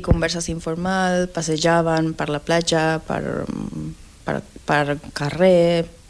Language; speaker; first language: Catalan; non-native, fluent; Spanish